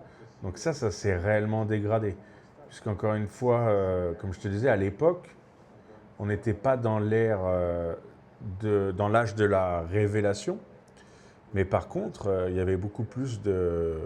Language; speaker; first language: French; native; French